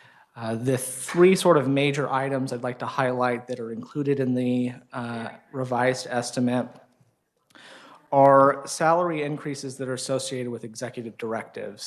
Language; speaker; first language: English; native; English